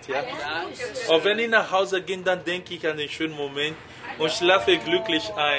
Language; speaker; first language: German; non-native, fluent; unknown